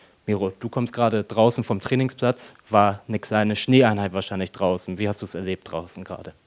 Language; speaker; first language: German; native; German